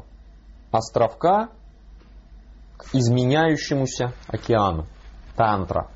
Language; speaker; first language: Russian; native; Russian